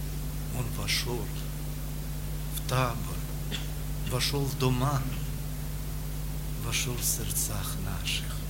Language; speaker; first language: Russian; non-native, local second language; Romany